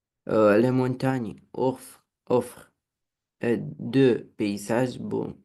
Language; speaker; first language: French; non-native, learner; Romanian